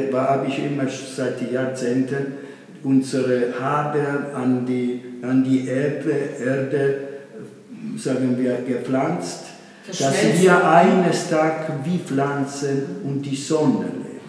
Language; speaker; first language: German; non-native, fluent; Italian